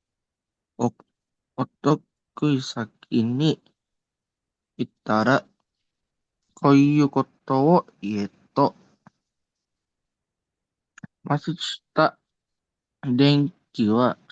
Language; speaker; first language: Japanese; non-native, learner; Indonesian